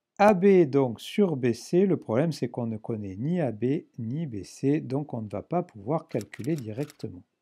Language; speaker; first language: French; native; French